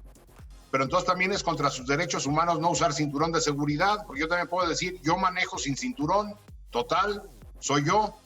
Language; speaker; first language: Spanish; native; Spanish